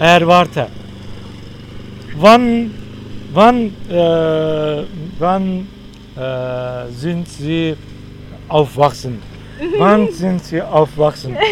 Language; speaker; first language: German; non-native, learner; Turkish